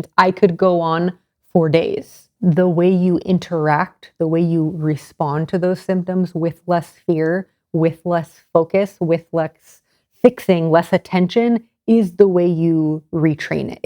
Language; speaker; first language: English; native; English